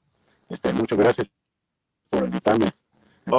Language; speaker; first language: Spanish; non-native, learner; English